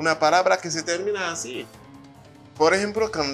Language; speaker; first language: Spanish; non-native, fluent; Haitian Creole